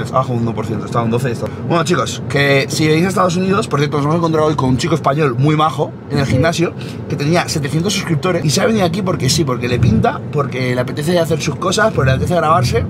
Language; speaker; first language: Spanish; native; Spanish